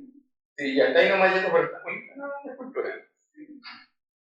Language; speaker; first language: Spanish; native; Spanish